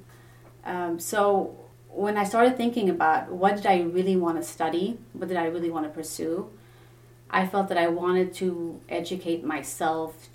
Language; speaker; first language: English; non-native, fluent; Swedish